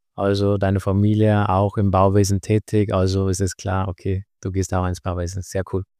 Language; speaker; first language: German; native; German